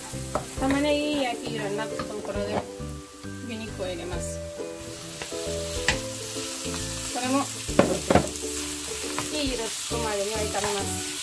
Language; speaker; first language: Japanese; non-native, fluent; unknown